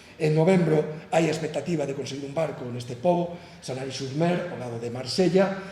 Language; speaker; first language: Galician; native; Galician